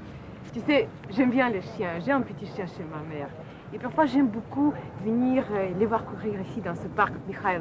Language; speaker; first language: French; non-native, fluent; Russian